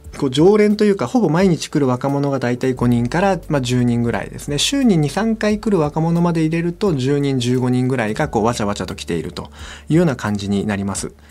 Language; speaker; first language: Japanese; native; Japanese